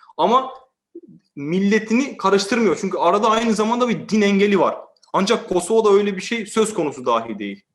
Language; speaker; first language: Turkish; native; Turkish